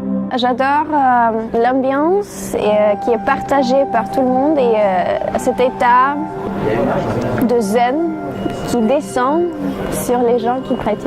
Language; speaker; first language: French; non-native, fluent; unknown